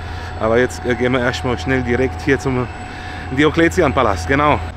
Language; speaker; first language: German; native; German